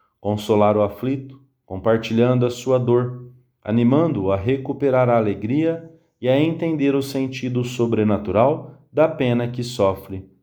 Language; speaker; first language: Portuguese; native; Portuguese